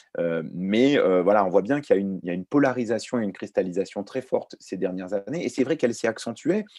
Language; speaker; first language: French; early bilingual, other home language; Arabic